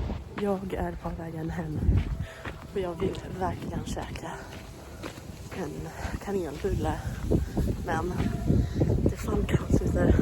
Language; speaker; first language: Swedish; non-native, fluent; English